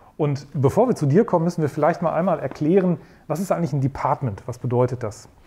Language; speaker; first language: German; native; German